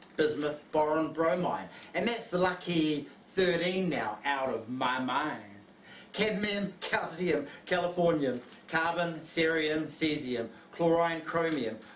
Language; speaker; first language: English; native; English